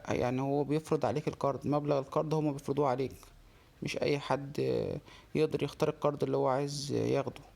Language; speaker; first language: Arabic; native; Arabic